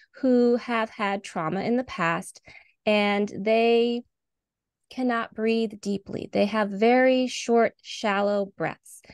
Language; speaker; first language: English; native; English